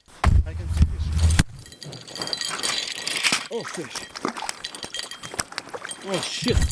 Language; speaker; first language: English; non-native, learner; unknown